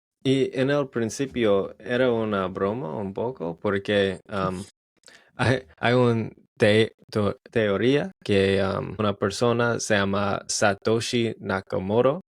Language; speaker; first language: Spanish; non-native, learner; English